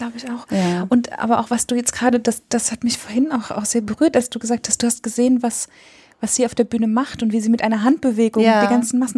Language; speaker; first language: German; native; German